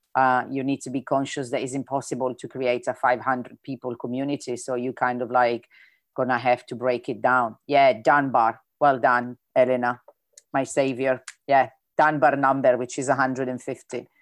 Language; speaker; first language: English; non-native, fluent; Italian